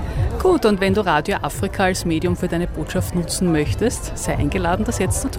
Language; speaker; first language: German; native; German